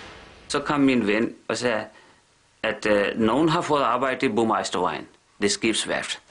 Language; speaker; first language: Danish; non-native, fluent; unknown